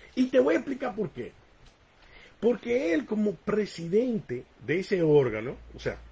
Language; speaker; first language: Spanish; early bilingual, heritage; Spanish